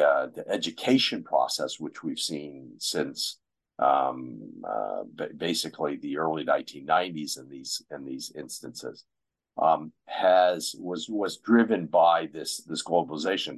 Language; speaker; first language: English; native; English